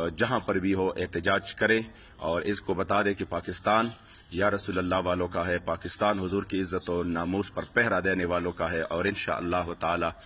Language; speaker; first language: Urdu; non-native, local second language; Punjabi